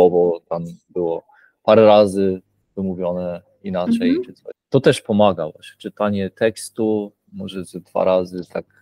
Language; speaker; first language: Polish; early bilingual, heritage; Polish